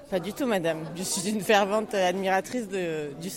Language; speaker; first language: French; native; French